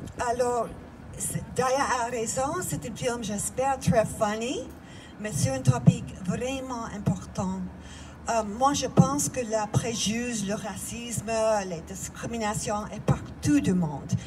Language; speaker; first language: French; non-native, fluent; English